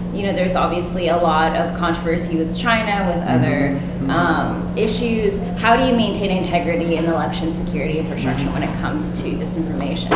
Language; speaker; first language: English; native; English